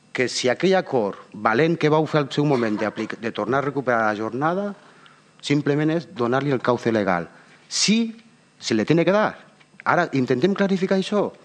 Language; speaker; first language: Catalan; non-native, local second language; Spanish